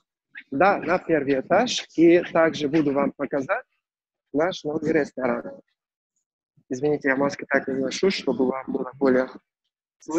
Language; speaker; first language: Russian; non-native, learner; Turkish